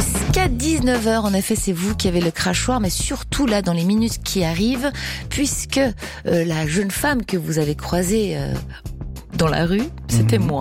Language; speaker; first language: French; native; French